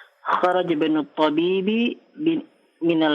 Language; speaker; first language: Arabic; non-native, learner; Indonesian